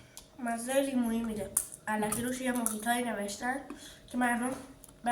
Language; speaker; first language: Persian; native; Persian